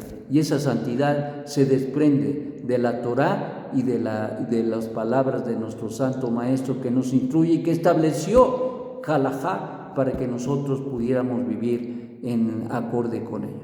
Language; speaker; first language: Spanish; native; Spanish